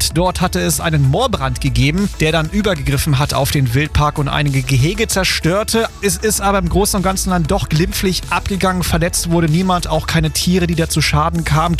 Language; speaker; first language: German; native; German